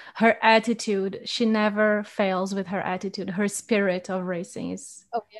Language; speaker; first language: English; non-native, fluent; Portuguese